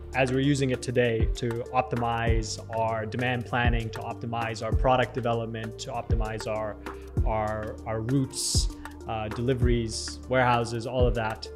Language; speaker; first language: English; native; English